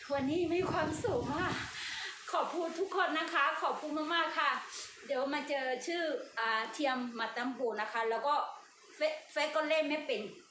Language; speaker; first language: Thai; non-native, learner; Burmese